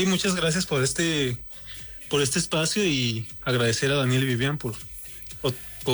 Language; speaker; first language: Spanish; native; Spanish